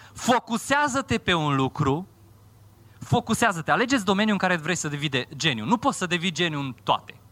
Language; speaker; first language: Romanian; non-native, fluent; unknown